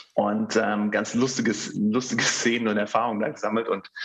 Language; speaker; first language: German; native; German